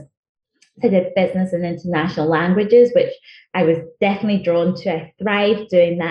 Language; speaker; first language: English; non-native, local second language; Nyanja